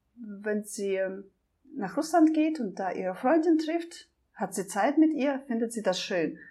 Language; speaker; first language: German; non-native, fluent; Russian